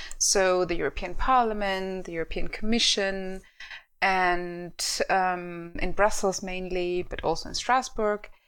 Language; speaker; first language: English; non-native, fluent; German